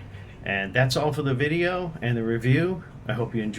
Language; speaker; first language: English; native; English